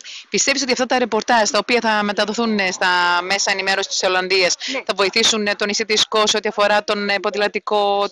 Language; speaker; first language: Greek; native; Greek